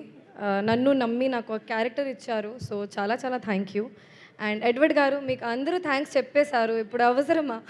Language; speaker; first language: Telugu; non-native, learner; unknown